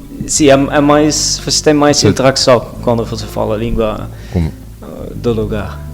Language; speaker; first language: Portuguese; non-native, learner; Dutch